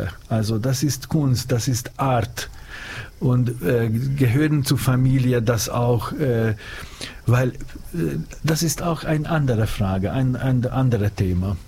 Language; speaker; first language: German; non-native, fluent; Hungarian